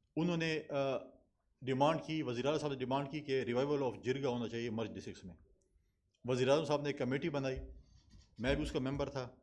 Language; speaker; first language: Urdu; non-native, local second language; Pashto